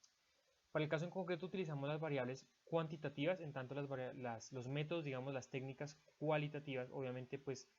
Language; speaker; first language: Spanish; native; Spanish